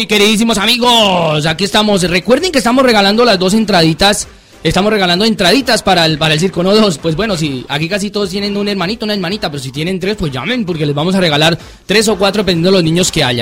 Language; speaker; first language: Spanish; native; Spanish